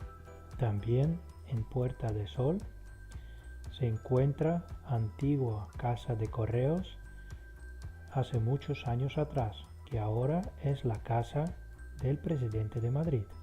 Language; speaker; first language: Spanish; non-native, fluent; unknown